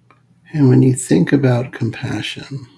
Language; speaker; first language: English; native; English